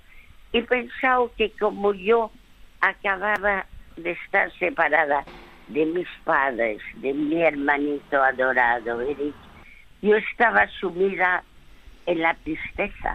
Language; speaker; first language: Spanish; early bilingual, other home language; French